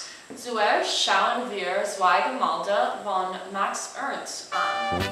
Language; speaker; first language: German; non-native, learner; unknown